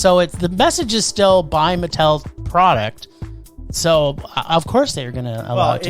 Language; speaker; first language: English; native; English